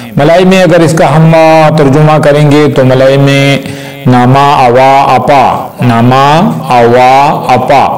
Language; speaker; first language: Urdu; non-native, local second language; Pashto